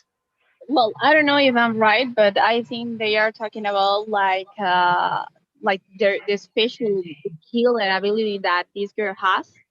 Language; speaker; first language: English; non-native, fluent; Spanish